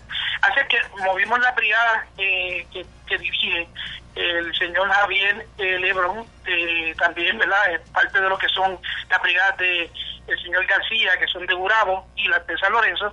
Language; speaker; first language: Spanish; native; Spanish